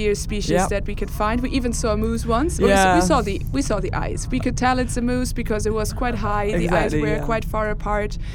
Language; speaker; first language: English; non-native, fluent; German